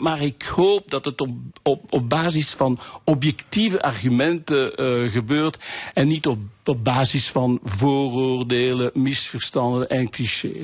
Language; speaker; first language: Dutch; non-native, local second language; French